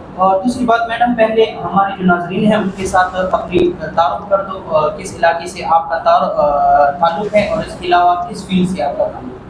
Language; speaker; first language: Urdu; non-native, local second language; Pashto